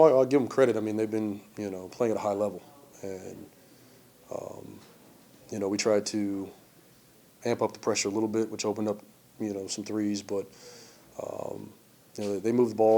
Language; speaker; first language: English; native; English